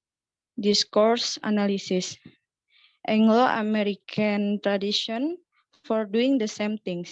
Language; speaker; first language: English; non-native, learner; Indonesian